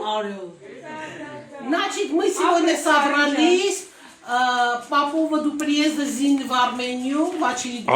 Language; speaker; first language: Russian; non-native, local second language; Armenian